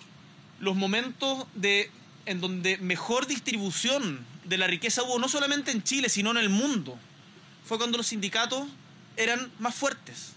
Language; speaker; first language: Spanish; native; Spanish